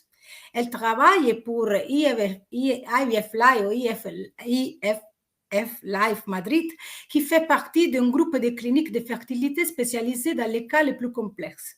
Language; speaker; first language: French; non-native, fluent; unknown